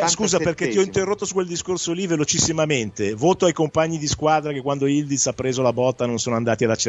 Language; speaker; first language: Italian; native; Italian